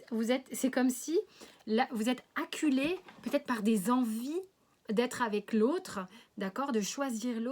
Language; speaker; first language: French; native; French